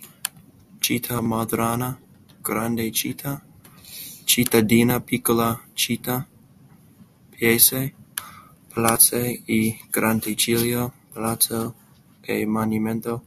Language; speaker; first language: Italian; non-native, learner; English